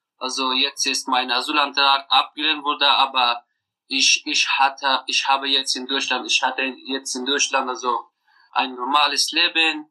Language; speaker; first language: German; non-native, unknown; Persian